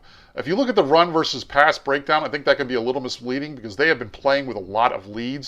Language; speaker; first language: English; native; English